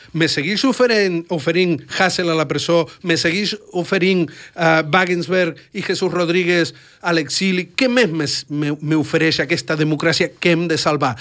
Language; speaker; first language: Catalan; non-native, fluent; Spanish